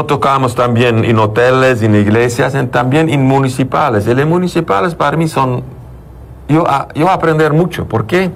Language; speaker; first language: Spanish; non-native, learner; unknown